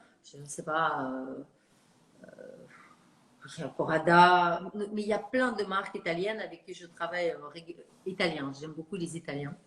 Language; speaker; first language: French; non-native, fluent; Russian